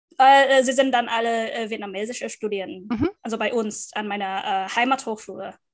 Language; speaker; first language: German; non-native, fluent; Vietnamese